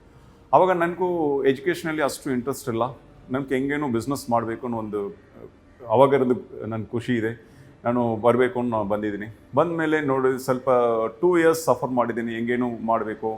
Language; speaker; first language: Kannada; non-native, learner; Tamil